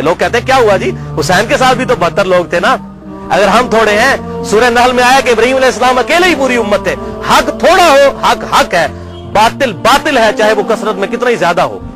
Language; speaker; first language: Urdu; non-native, local second language; Punjabi